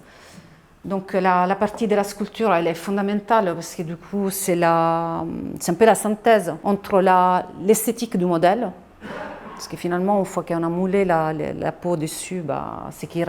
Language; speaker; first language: French; non-native, fluent; Italian